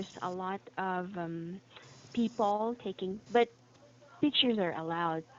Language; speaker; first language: English; non-native, fluent; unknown